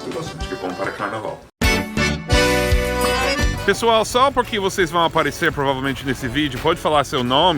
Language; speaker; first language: Portuguese; non-native, fluent; English